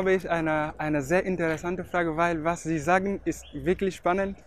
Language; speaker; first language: German; non-native, fluent; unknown